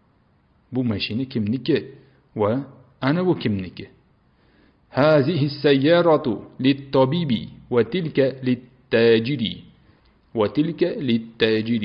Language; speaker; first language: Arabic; non-native, fluent; Uzbek